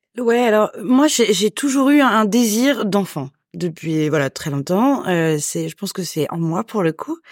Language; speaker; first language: French; native; French